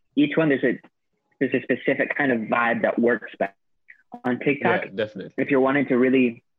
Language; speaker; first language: English; native; English